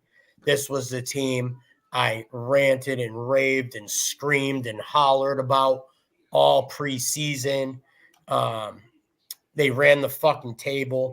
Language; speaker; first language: English; native; English